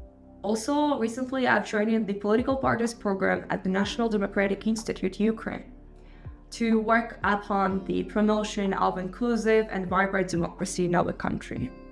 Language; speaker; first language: English; non-native, fluent; Ukrainian